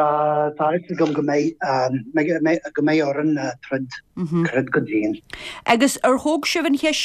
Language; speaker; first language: Irish; native; Irish